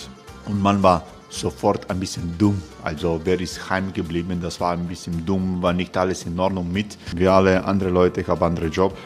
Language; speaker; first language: German; non-native, learner; Croatian